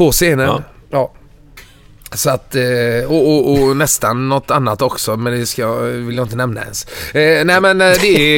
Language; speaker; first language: Swedish; native; Swedish